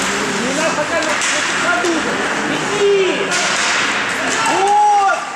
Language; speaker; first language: Russian; native; Russian